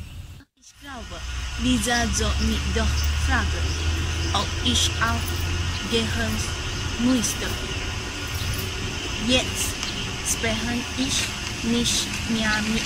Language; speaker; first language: German; non-native, learner; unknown